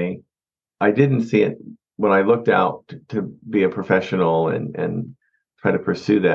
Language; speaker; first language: English; native; English